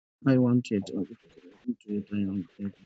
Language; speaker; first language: English; non-native, learner; Bangla